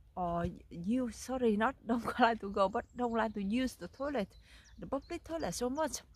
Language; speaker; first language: English; non-native, learner; Vietnamese